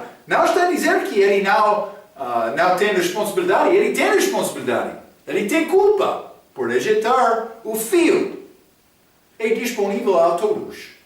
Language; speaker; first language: Portuguese; non-native, fluent; English